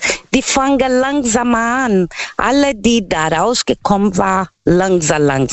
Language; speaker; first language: German; non-native, learner; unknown